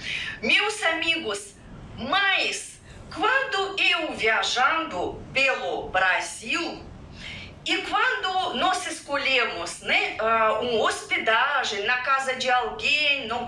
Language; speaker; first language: Portuguese; non-native, fluent; Russian